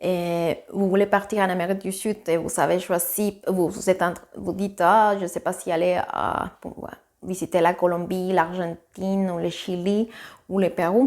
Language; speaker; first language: French; non-native, fluent; Spanish